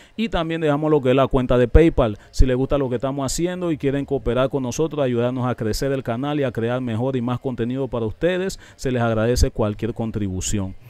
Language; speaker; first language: Spanish; non-native, local second language; English